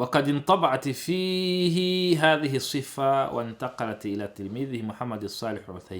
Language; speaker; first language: Arabic; non-native, fluent; Kinyarwanda